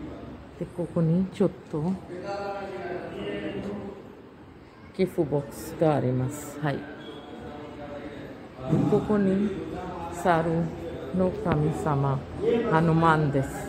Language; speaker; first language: Japanese; non-native, learner; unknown